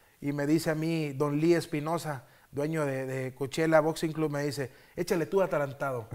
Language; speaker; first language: Spanish; early bilingual, heritage; Spanish